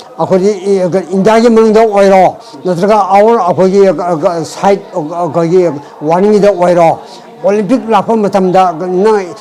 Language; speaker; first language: Manipuri; native; Manipuri